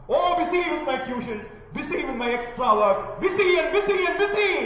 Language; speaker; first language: English; non-native, local second language; Malayalam